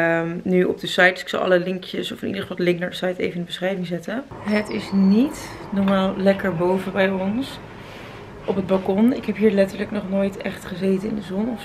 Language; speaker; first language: Dutch; native; Dutch